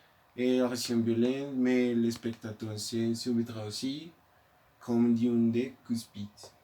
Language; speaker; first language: French; non-native, learner; Spanish